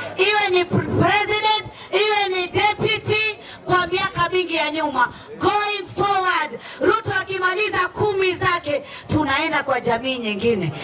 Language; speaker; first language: Swahili; non-native, local second language; Gusii